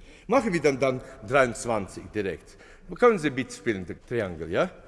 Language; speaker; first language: German; non-native, fluent; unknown